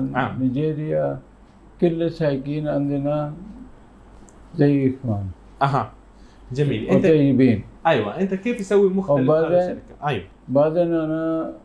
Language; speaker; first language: Arabic; non-native, learner; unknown